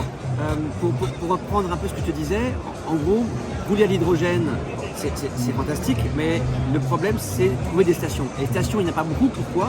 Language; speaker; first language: French; native; French